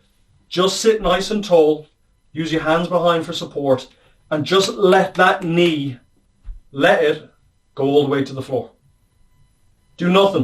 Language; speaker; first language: English; native; English